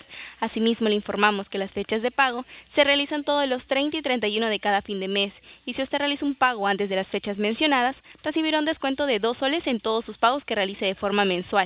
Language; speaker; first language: Spanish; native; Spanish